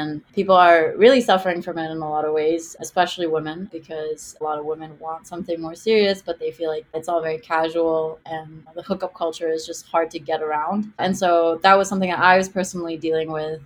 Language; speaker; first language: English; non-native, fluent; Hebrew